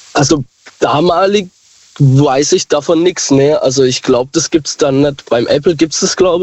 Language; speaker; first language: German; native; German